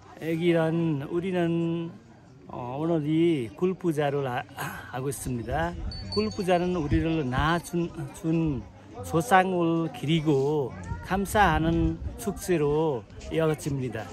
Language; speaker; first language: Korean; non-native, fluent; Nepali